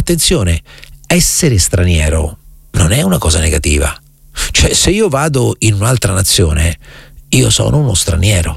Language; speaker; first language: Italian; native; Italian